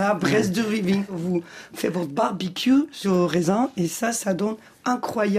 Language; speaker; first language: French; non-native, fluent; Georgian